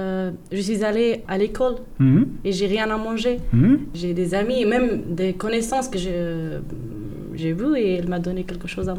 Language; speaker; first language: French; non-native, learner; Persian